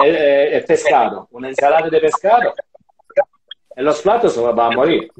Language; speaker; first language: Spanish; non-native, learner; Italian